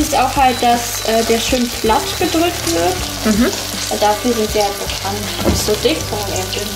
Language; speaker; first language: German; native; German